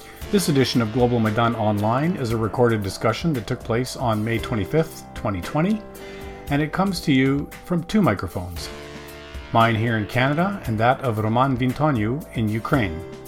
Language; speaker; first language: English; early bilingual, other home language; Ukrainian